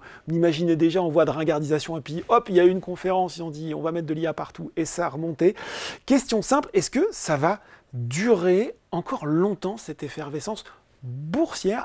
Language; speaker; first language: French; native; French